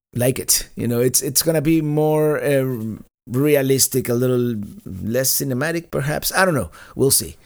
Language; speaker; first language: English; non-native, fluent; Spanish